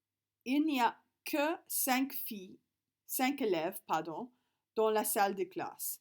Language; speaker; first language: French; non-native, fluent; English